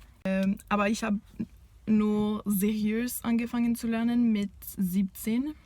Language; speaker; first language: German; non-native, fluent; French